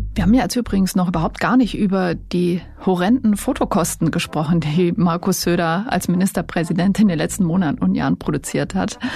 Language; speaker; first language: German; native; German